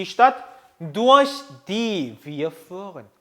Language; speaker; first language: German; non-native, fluent; Korean